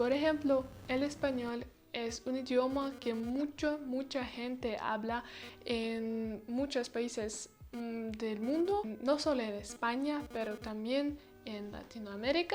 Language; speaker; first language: Spanish; non-native, learner; Russian